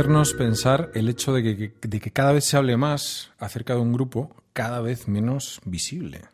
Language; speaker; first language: Spanish; native; Spanish